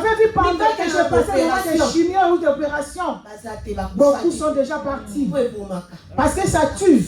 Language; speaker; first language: French; non-native, local second language; Lingala